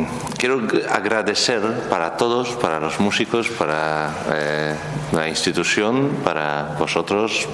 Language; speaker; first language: Spanish; non-native, learner; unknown